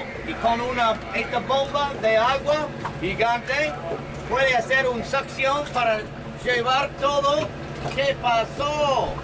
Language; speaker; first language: Spanish; non-native, learner; English